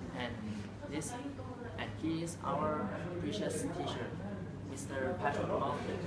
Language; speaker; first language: English; non-native, learner; Thai